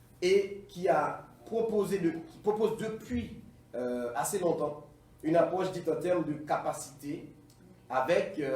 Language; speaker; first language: French; non-native, local second language; Haitian Creole